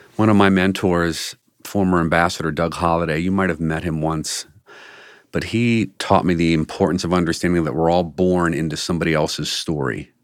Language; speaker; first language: English; native; English